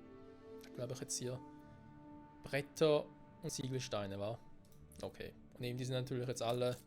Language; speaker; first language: German; native; German